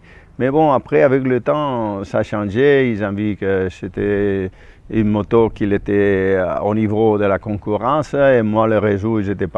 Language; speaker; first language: French; non-native, fluent; Spanish